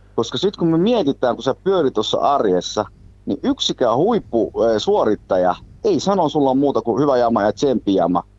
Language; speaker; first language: Finnish; early bilingual, other home language; Somali